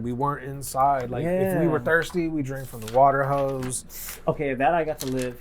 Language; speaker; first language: English; native; English